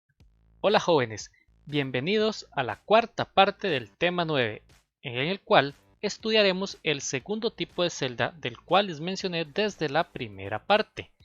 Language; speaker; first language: Spanish; native; Spanish